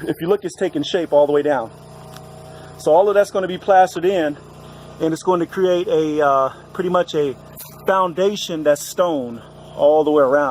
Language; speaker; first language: English; native; English